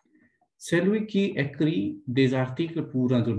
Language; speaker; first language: French; non-native, fluent; Hindi